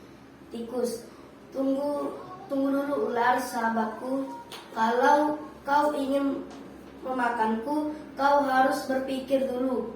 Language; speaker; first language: Indonesian; native; Indonesian